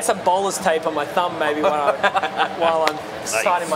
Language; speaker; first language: English; native; English